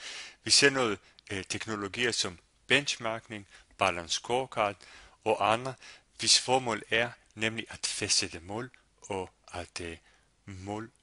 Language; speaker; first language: Danish; non-native, fluent; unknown